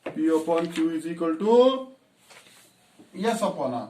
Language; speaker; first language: Hindi; non-native, local second language; Marathi